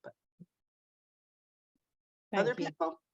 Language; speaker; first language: English; native; English